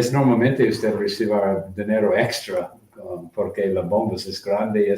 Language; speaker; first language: Spanish; non-native, learner; English